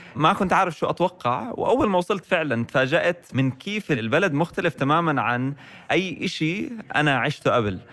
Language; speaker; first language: Arabic; native; Arabic